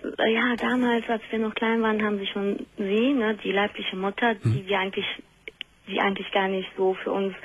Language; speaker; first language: German; native; German